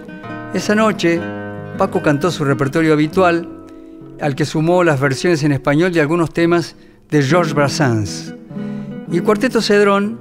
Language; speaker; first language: Spanish; native; Spanish